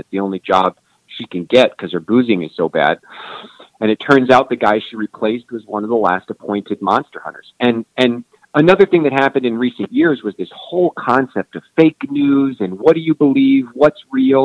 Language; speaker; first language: English; native; English